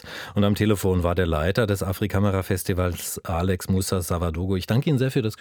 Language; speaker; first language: German; native; German